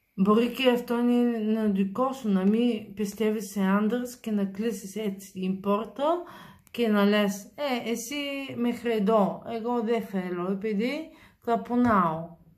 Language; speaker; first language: Greek; non-native, learner; Bulgarian